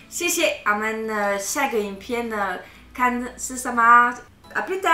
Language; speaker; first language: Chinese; non-native, fluent; French